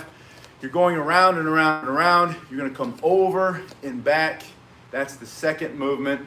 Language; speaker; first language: English; native; English